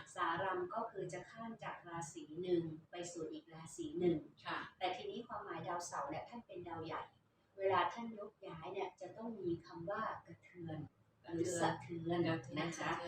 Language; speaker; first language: Thai; native; Thai